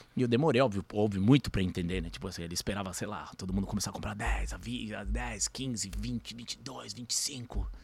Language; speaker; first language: Portuguese; early bilingual, other home language; Spanish